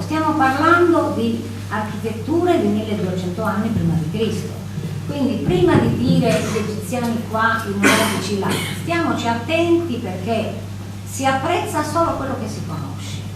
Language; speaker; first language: Italian; native; Italian